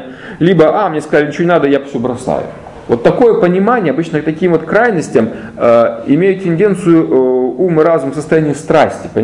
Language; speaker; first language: Russian; native; Russian